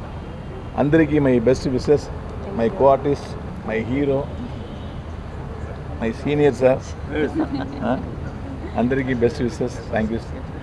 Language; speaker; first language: Telugu; non-native, learner; Tamil